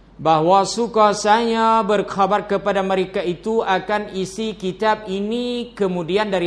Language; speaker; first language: Malay; non-native, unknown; Thai